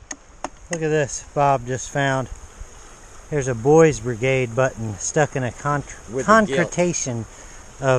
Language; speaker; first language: English; native; English